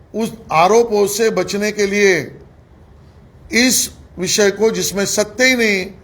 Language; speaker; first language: Hindi; non-native, local second language; Marathi